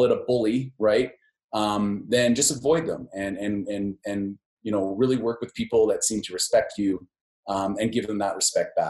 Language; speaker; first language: English; native; English